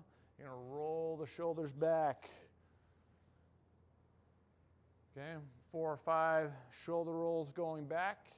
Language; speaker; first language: English; native; English